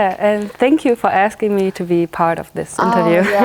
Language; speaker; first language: English; non-native, fluent; German